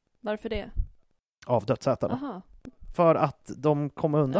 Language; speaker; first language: Swedish; native; Swedish